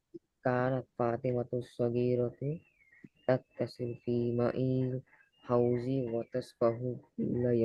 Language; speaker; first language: Arabic; non-native, learner; Bangla